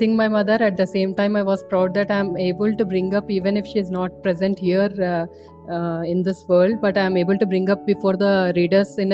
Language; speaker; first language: English; non-native, local second language; Telugu